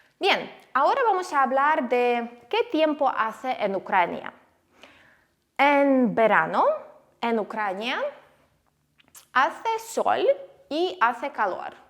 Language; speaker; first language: Spanish; non-native, fluent; Ukrainian